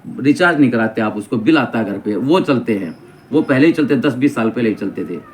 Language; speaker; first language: Hindi; native; Hindi